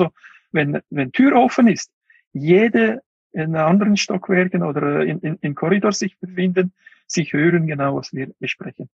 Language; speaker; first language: German; non-native, fluent; Uyghur